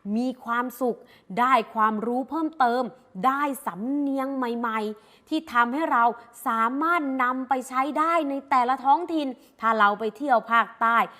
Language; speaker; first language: Thai; native; Thai